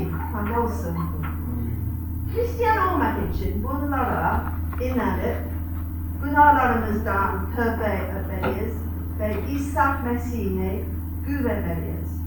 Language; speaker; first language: Turkish; non-native, fluent; English